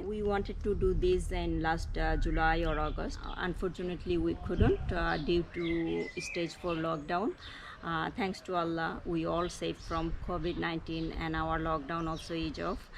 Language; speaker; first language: English; non-native, local second language; Bangla